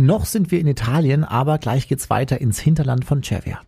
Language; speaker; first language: German; native; German